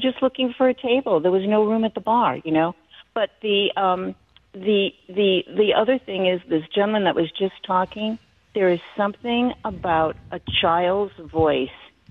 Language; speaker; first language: English; native; English